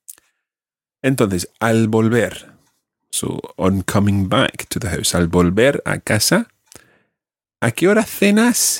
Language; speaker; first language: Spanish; non-native, fluent; English